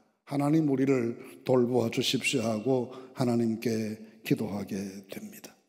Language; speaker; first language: Korean; native; Korean